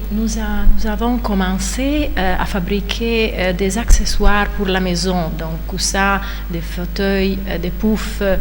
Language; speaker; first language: French; non-native, fluent; Italian